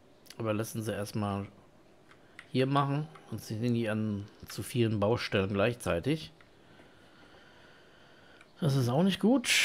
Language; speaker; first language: German; native; German